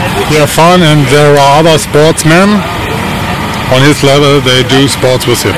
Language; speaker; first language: English; non-native, fluent; German